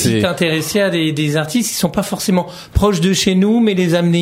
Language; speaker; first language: French; native; French